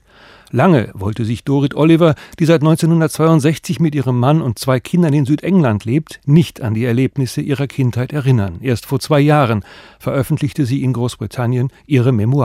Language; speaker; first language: German; native; German